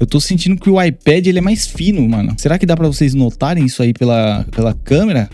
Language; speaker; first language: Portuguese; native; Portuguese